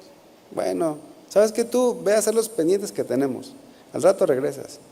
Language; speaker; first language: Spanish; native; Spanish